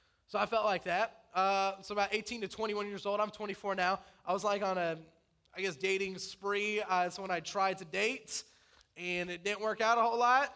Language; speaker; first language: English; native; English